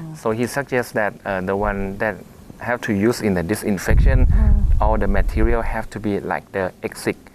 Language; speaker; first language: English; non-native, fluent; Thai